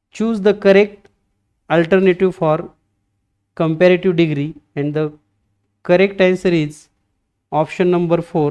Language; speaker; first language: English; non-native, local second language; Marathi